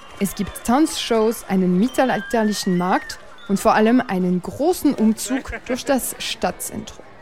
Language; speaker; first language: German; non-native, fluent; French